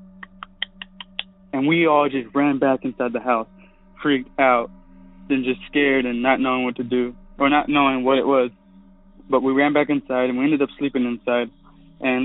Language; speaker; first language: English; native; English